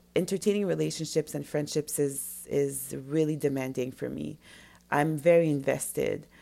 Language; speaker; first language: English; non-native, fluent; French